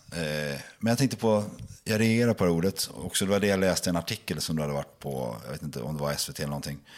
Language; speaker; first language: Swedish; native; Swedish